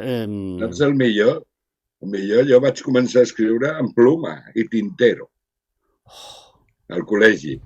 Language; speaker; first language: Catalan; non-native, local second language; Spanish